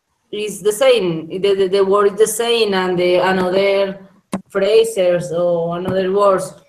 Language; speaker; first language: English; non-native, learner; Spanish